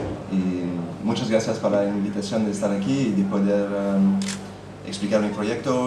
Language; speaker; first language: Spanish; non-native, fluent; French